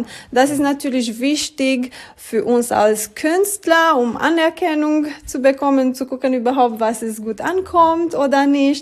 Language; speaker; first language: German; non-native, learner; Romanian